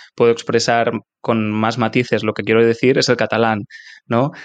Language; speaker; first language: Spanish; native; Spanish